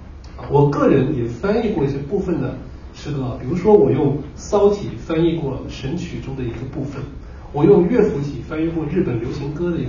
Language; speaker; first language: Chinese; native; Chinese